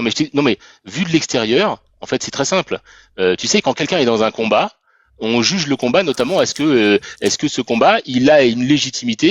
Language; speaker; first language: French; native; French